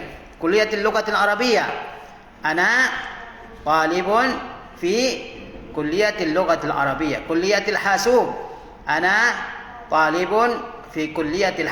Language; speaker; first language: Arabic; non-native, fluent; Indonesian